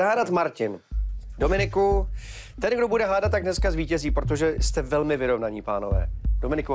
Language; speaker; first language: Czech; native; Czech